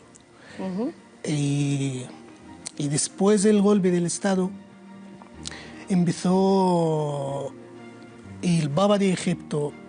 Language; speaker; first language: Spanish; non-native, learner; Arabic